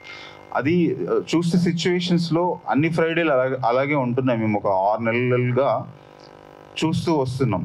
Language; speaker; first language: Telugu; native; Telugu